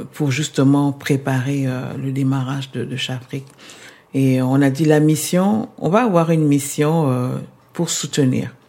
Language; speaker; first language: French; non-native, local second language; Lingala